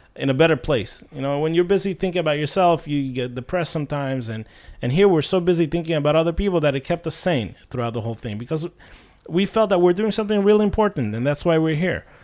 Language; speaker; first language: English; non-native, fluent; Russian